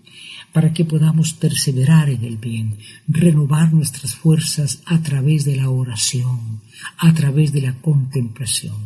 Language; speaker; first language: Spanish; native; Spanish